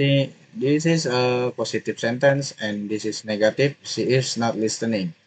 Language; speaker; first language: English; non-native, learner; Indonesian